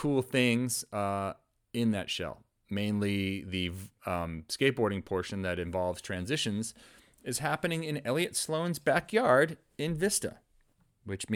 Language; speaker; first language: English; native; English